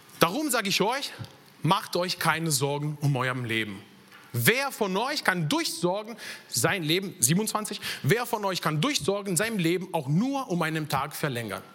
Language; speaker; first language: German; non-native, fluent; Italian